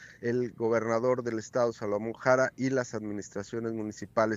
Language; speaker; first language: Spanish; native; Spanish